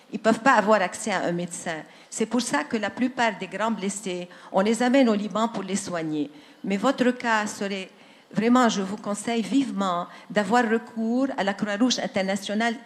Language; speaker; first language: French; non-native, local second language; Arabic